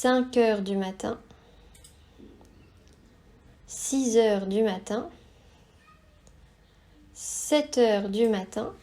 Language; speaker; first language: French; native; French